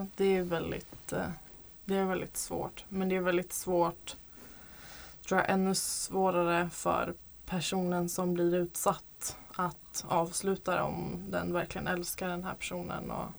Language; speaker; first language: Swedish; native; Swedish